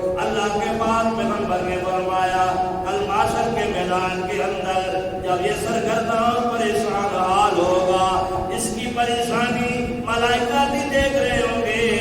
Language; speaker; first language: Urdu; native; Urdu